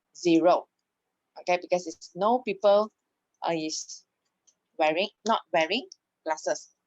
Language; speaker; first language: English; non-native, local second language; Malay